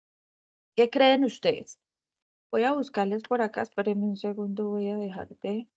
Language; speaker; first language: Spanish; native; Spanish